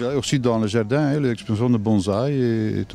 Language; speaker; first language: French; non-native, local second language; Dutch